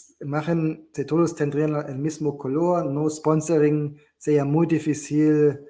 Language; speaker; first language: Spanish; non-native, learner; German